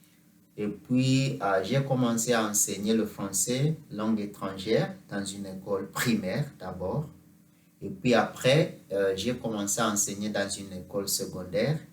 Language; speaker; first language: French; non-native, fluent; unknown